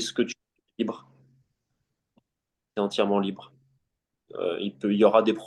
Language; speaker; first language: French; native; French